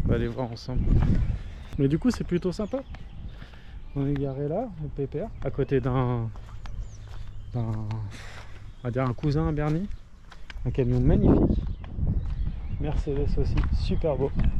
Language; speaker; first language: French; native; French